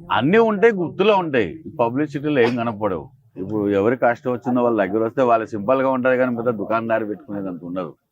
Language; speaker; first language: Telugu; native; Telugu